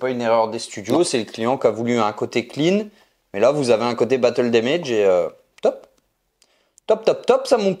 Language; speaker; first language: French; native; French